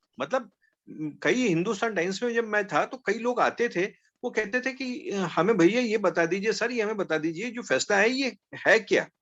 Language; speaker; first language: Hindi; non-native, local second language; Punjabi